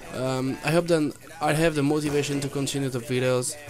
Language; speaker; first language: English; non-native, learner; French